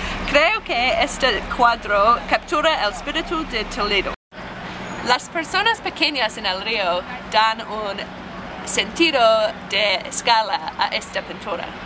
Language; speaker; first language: Spanish; non-native, learner; English